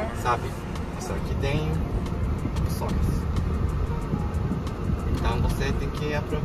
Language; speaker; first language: Portuguese; non-native, learner; Japanese